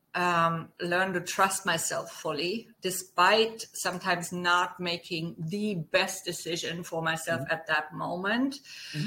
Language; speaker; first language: English; non-native, fluent; German